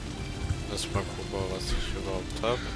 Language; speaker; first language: German; non-native, learner; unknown